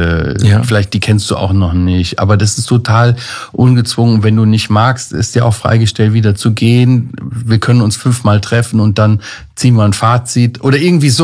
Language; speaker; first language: German; native; German